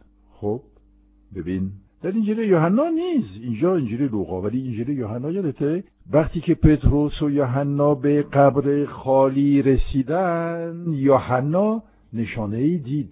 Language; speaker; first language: Persian; non-native, fluent; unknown